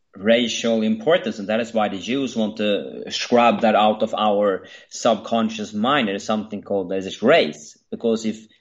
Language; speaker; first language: English; non-native, fluent; Swedish